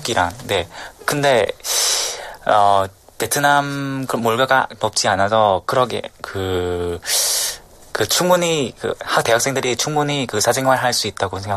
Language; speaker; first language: Korean; non-native, learner; Vietnamese